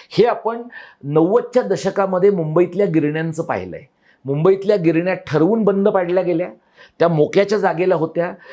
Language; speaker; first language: Marathi; native; Marathi